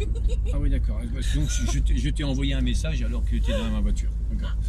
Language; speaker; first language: French; native; French